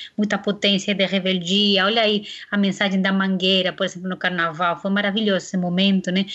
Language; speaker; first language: Portuguese; non-native, fluent; Spanish